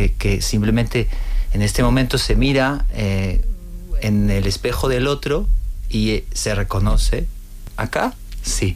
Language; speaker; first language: Spanish; non-native, fluent; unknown